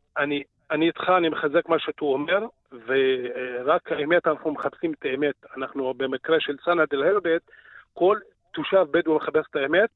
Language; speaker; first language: Hebrew; non-native, local second language; Arabic